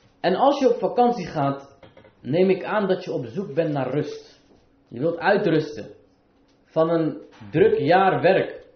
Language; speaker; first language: Dutch; early bilingual, other home language; Arabic